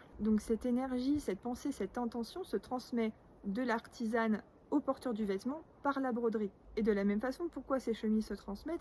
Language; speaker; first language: French; native; French